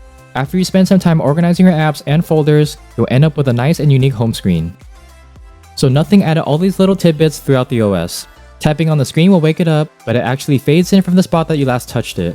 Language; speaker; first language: English; native; English